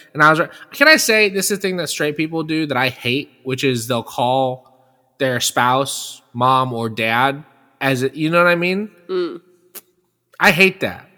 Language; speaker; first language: English; native; English